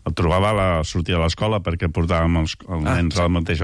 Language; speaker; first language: Catalan; native; Catalan